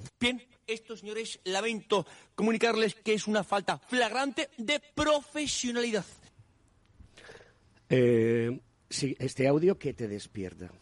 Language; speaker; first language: Spanish; native; Spanish